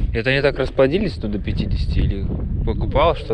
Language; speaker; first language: Russian; native; Russian